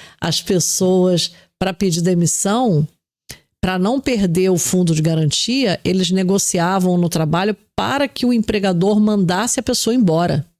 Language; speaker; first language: Portuguese; native; Portuguese